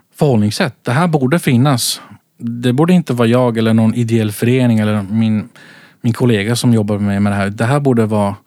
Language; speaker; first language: Swedish; early bilingual, other home language; Central Kurdish